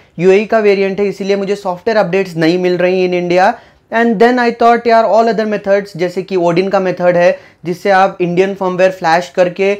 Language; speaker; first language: Hindi; native; Hindi